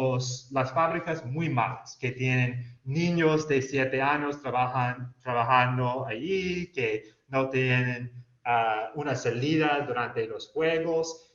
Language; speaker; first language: Spanish; non-native, fluent; English